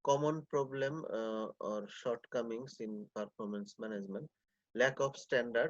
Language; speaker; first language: English; non-native, local second language; Bangla